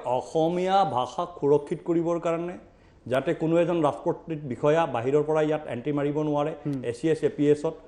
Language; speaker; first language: Assamese; native; Assamese